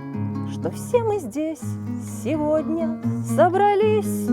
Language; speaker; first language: Russian; native; Russian